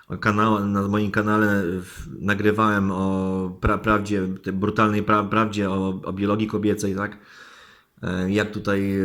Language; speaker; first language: Polish; native; Polish